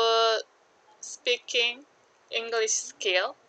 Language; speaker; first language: English; non-native, learner; Korean